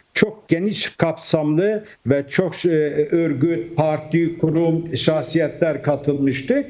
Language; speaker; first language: Turkish; non-native, local second language; Kurdish